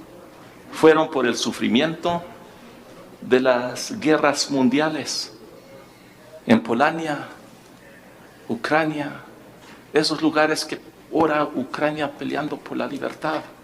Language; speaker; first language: Spanish; non-native, fluent; English